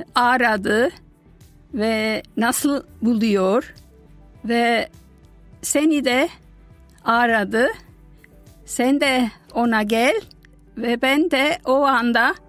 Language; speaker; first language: Turkish; non-native, fluent; German